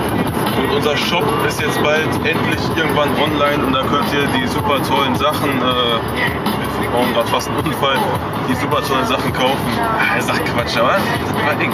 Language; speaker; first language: German; native; German